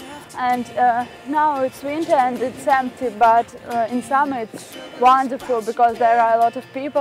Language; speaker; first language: English; non-native, learner; Russian